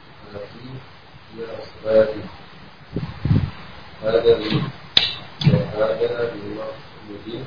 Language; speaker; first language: Arabic; non-native, learner; Indonesian